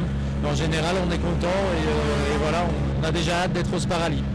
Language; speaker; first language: French; native; French